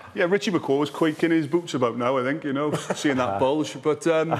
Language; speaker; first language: English; native; English